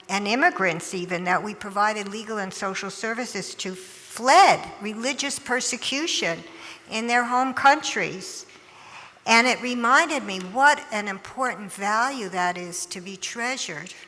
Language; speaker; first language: English; native; English